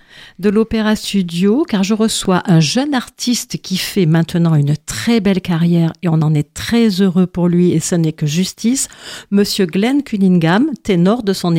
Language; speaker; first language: French; native; French